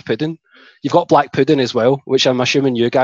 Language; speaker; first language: English; native; English